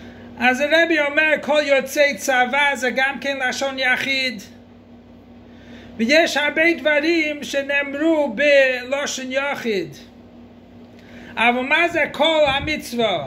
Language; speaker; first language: Hebrew; non-native, fluent; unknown